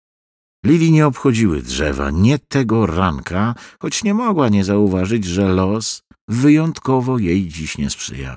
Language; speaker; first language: Polish; native; Polish